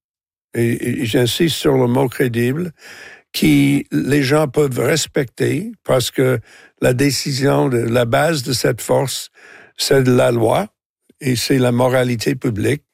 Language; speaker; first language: French; non-native, local second language; English